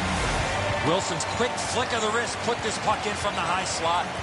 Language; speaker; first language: English; native; English